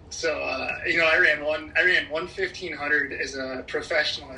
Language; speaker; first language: English; native; English